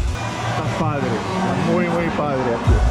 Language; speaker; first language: Spanish; non-native, fluent; Portuguese